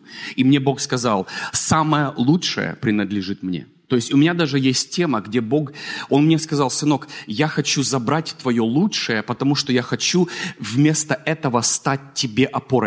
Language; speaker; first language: Russian; native; Russian